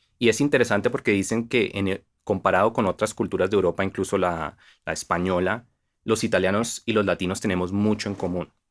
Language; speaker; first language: Spanish; native; Spanish